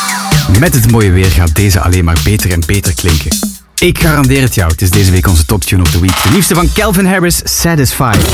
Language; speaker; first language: Dutch; native; Dutch